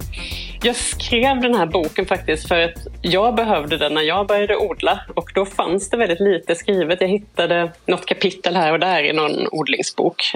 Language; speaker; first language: Swedish; native; Swedish